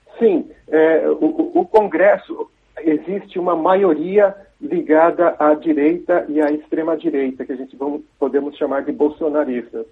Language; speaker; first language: Portuguese; native; Portuguese